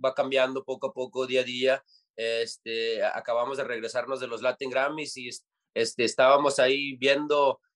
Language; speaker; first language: Spanish; early bilingual, heritage; Spanish